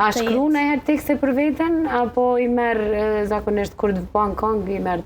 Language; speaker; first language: Albanian; native; Albanian